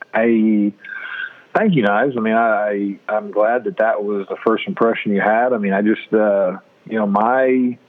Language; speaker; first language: English; native; English